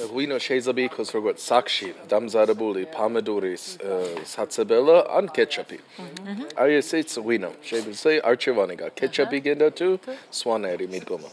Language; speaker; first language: Georgian; non-native, fluent; English